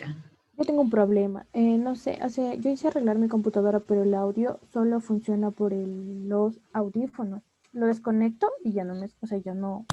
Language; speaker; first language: Spanish; native; Spanish